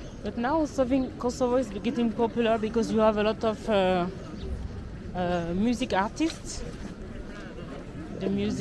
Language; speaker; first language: English; non-native, learner; French